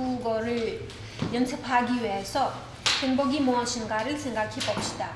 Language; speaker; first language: Korean; non-native, fluent; Russian